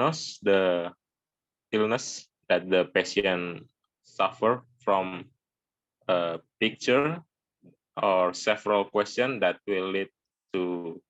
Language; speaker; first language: English; non-native, learner; Indonesian